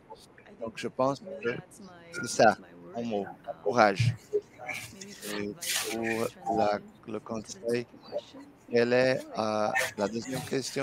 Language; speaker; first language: French; non-native, learner; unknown